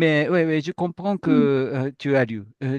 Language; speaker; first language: French; non-native, fluent; Japanese